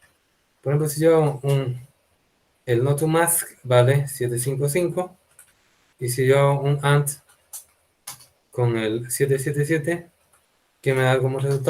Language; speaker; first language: Spanish; native; Spanish